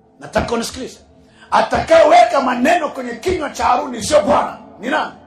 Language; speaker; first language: Swahili; native; Swahili